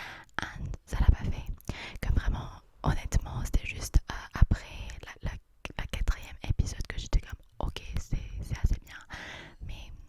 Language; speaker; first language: French; early bilingual, heritage; English